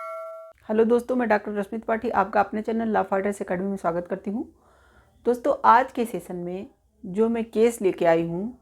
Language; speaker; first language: Hindi; native; Hindi